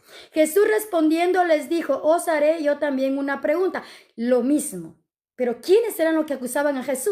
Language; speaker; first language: Spanish; native; Spanish